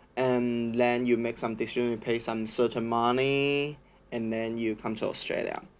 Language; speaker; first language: English; non-native, learner; Chinese